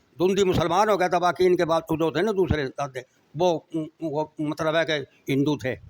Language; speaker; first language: Hindi; native; Hindi